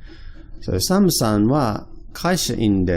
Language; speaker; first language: Japanese; non-native, fluent; English